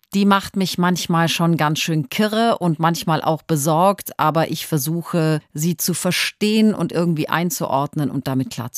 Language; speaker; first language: German; native; German